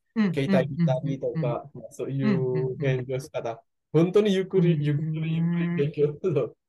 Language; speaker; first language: Japanese; non-native, learner; Indonesian